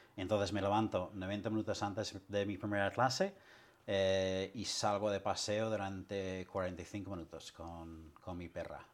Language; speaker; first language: Spanish; non-native, fluent; English